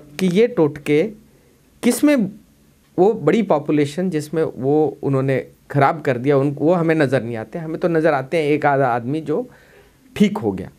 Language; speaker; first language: Hindi; non-native, local second language; Punjabi